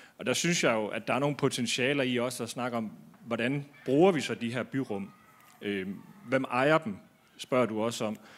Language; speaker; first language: Danish; native; Danish